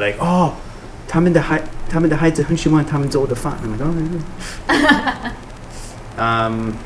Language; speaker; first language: Chinese; non-native, learner; English